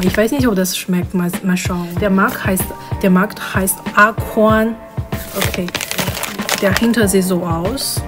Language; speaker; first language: German; non-native, learner; Chinese